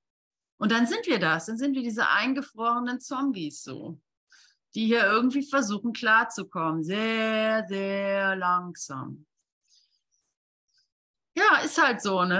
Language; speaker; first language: German; native; German